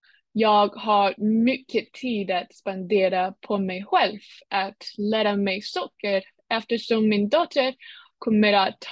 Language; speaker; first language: Swedish; non-native, learner; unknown